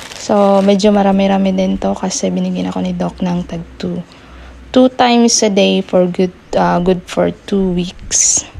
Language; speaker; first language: Filipino; non-native, local second language; Cebuano